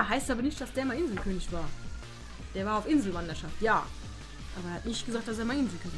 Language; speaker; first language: German; native; German